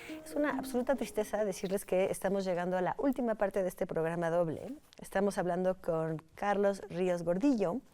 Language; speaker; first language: Spanish; native; Spanish